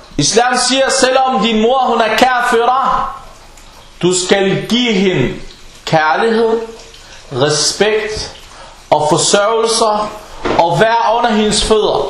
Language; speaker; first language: Danish; early bilingual, other home language; Arabic